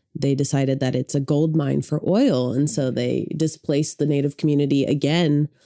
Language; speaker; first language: English; native; English